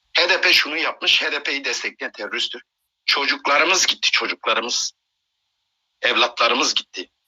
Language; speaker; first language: Turkish; non-native, local second language; Kurdish